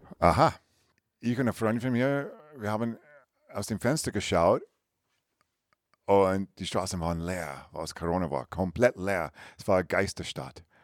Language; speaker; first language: German; non-native, learner; English